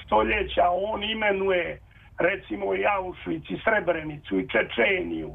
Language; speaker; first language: Serbian; native; Serbian